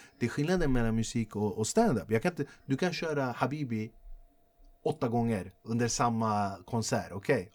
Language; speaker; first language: Swedish; early bilingual, other home language; Kurdish